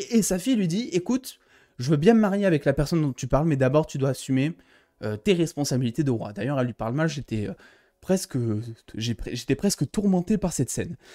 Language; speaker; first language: French; native; French